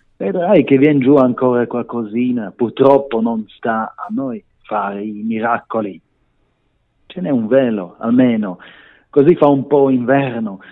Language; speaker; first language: Italian; non-native, local second language; Romansh